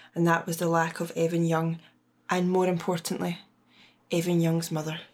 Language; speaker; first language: English; native; English